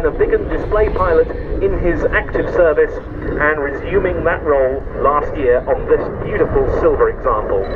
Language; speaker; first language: English; native; English